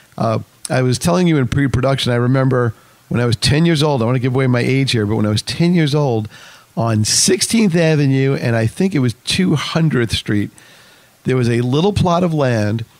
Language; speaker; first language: English; native; English